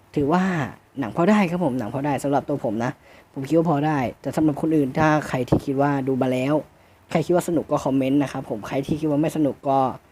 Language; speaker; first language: Thai; native; Thai